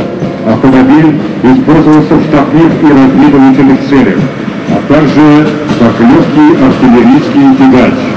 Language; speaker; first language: Russian; native; Russian